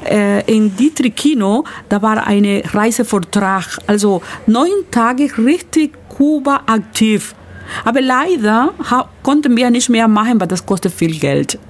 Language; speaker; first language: German; non-native, learner; Spanish